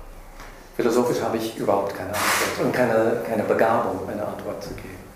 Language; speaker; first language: German; non-native, fluent; English